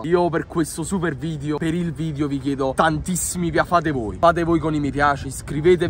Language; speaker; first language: Italian; native; Italian